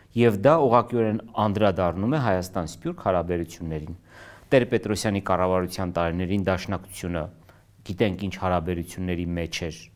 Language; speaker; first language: Armenian; native; Armenian